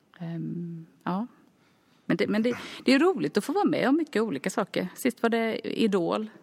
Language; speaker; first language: Swedish; early bilingual, other home language; Finnish